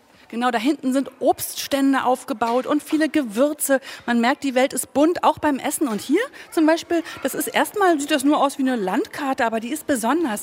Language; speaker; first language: German; native; German